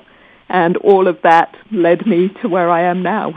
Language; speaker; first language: English; non-native, local second language; Gujarati